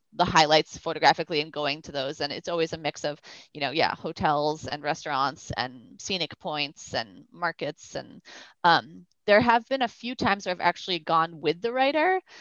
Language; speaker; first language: English; native; English